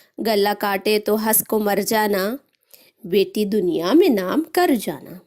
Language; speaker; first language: Urdu; native; Urdu